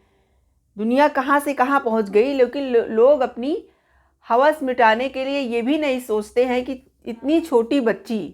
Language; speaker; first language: Hindi; native; Hindi